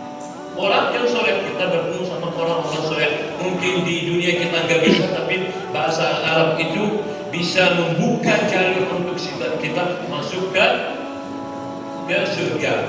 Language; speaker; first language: Indonesian; non-native, learner; Arabic